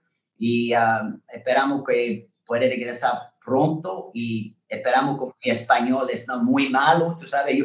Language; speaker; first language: Spanish; non-native, learner; French